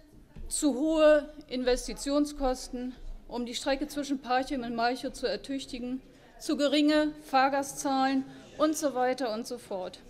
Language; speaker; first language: German; native; German